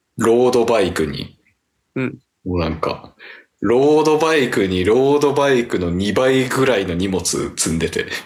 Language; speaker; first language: Japanese; native; Japanese